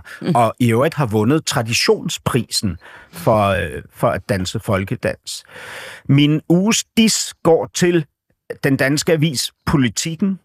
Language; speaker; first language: Danish; native; Danish